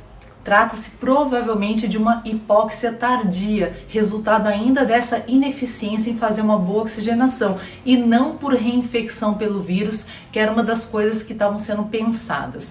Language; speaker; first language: Portuguese; native; Portuguese